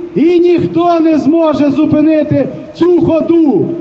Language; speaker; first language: Ukrainian; native; Ukrainian